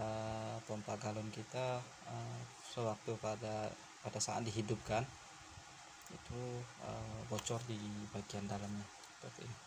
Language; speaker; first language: Indonesian; native; Indonesian